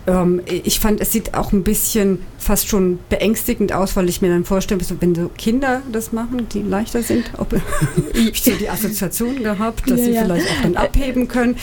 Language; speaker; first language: German; native; German